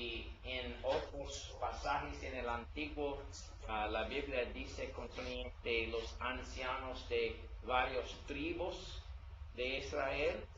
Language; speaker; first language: Spanish; non-native, learner; English